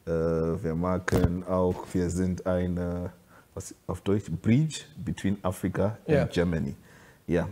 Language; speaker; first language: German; non-native, learner; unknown